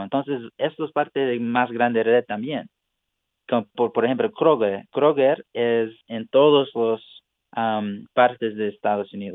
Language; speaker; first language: Spanish; non-native, fluent; English